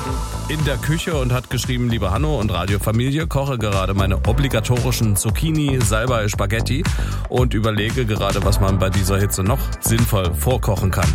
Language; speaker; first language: German; native; German